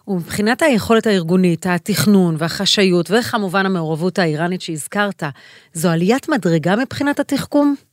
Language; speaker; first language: Hebrew; native; Hebrew